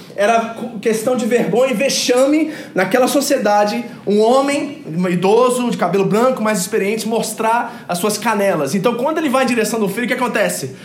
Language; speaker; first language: Portuguese; early bilingual, other home language; English